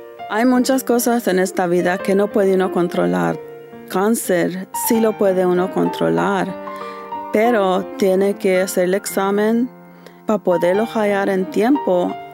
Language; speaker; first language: Spanish; early bilingual, heritage; Spanish